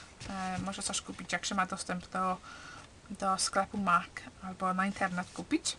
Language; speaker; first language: Polish; early bilingual, heritage; Polish